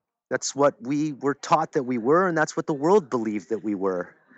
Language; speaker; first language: English; early bilingual, other home language; German